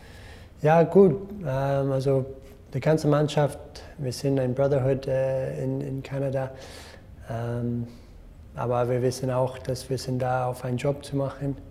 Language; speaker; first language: German; non-native, fluent; English